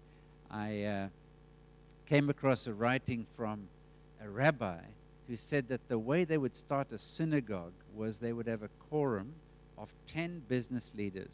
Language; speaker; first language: English; native; English